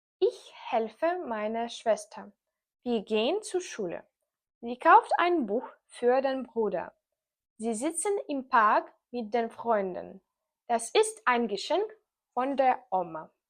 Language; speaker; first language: German; non-native, fluent; Ukrainian